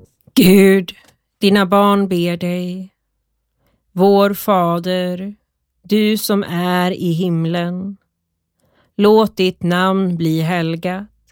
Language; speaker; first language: Swedish; native; Swedish